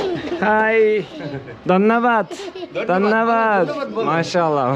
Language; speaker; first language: English; non-native, learner; Turkish